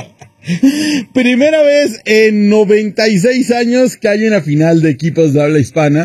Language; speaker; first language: Spanish; native; Spanish